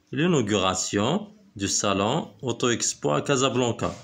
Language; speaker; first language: French; non-native, local second language; Arabic